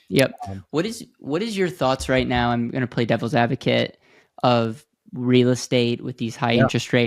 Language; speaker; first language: English; native; English